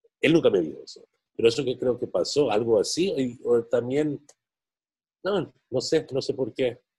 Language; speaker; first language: Spanish; non-native, fluent; English